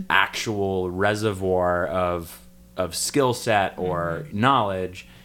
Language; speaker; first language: English; native; English